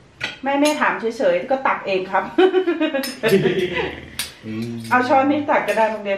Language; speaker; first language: Thai; native; Thai